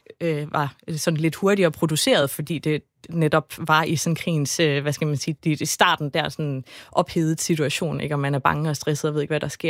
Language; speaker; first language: Danish; native; Danish